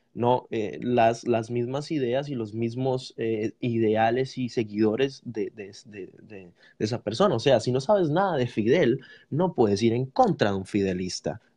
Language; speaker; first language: Spanish; native; Spanish